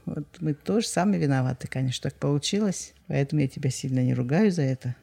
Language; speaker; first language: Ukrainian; non-native, local second language; Russian